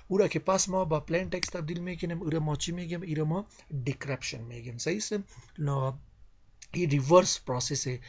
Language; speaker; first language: English; non-native, fluent; Persian